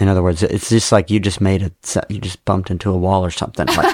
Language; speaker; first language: English; native; English